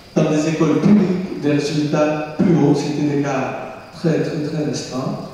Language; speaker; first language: French; non-native, fluent; Spanish